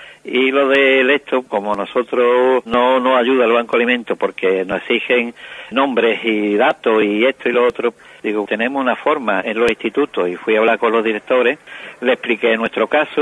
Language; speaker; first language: Spanish; native; Spanish